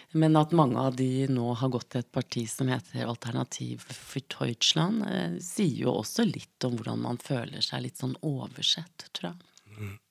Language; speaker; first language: Norwegian; native; Norwegian